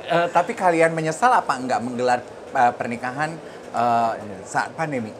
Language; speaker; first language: Indonesian; native; Indonesian